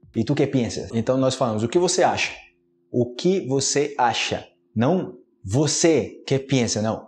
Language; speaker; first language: Portuguese; native; Portuguese